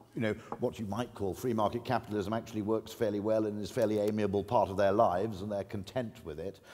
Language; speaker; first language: English; native; English